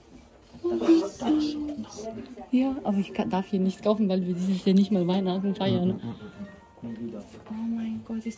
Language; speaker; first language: German; non-native, learner; Lithuanian